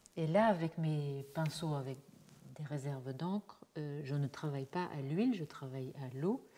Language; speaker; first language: French; native; French